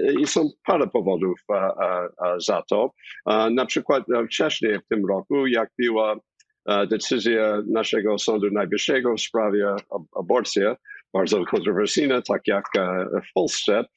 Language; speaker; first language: Polish; non-native, fluent; English